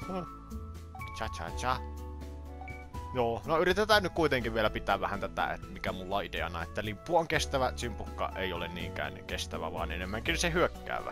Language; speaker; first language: Finnish; native; Finnish